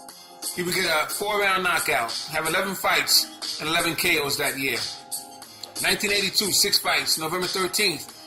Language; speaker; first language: English; native; English